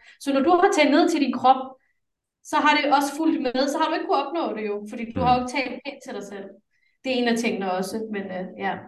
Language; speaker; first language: Danish; early bilingual, other home language; English